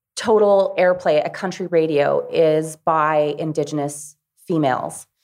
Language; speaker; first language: English; native; English